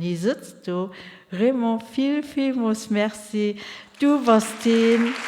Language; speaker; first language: German; native; German